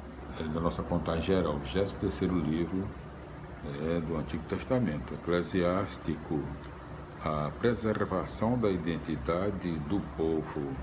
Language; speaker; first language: Portuguese; native; Portuguese